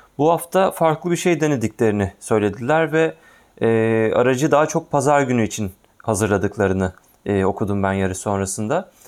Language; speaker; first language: Turkish; native; Turkish